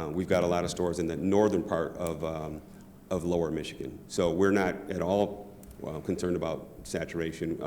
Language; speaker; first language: English; native; English